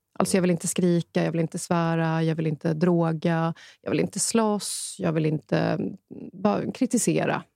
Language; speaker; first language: Swedish; native; Swedish